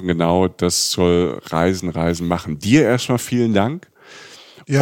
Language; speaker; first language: German; native; German